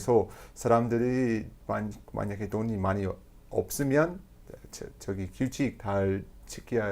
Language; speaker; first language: Korean; non-native, fluent; English